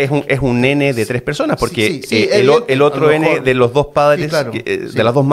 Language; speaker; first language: Spanish; native; Spanish